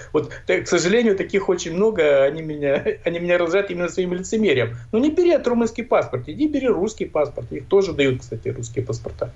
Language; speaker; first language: Russian; native; Russian